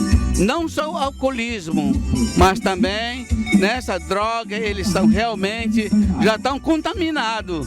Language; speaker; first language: Portuguese; non-native, local second language; Ticuna